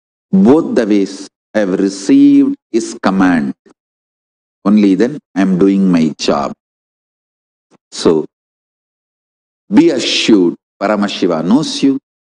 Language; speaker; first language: English; non-native, local second language; Tamil